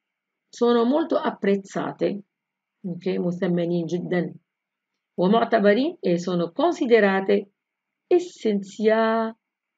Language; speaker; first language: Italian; non-native, fluent; Arabic